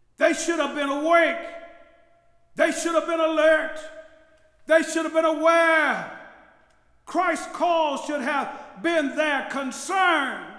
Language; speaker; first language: English; native; English